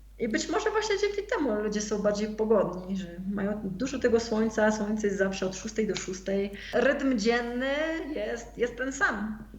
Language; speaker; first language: Polish; native; Polish